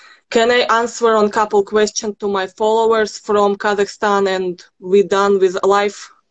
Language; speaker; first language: English; non-native, learner; Russian